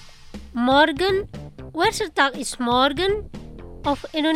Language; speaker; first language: German; non-native, learner; Indonesian